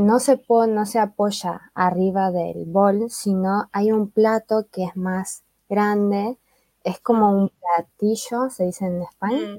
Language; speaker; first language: Spanish; early bilingual, other home language; Chinese